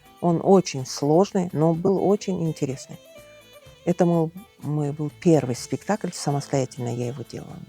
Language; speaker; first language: Russian; non-native, local second language; Uyghur